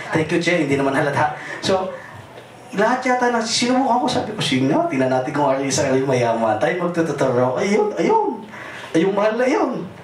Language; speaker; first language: Filipino; non-native, local second language; Cebuano